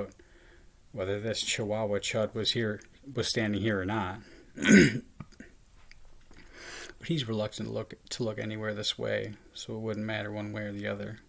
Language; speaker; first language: English; native; English